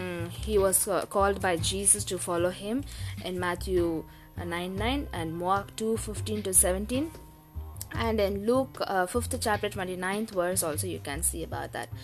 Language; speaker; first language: English; non-native, local second language; Tamil